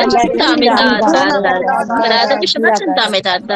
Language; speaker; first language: Persian; non-native, learner; Urdu